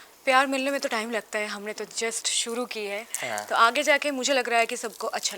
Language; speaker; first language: Hindi; non-native, local second language; Bangla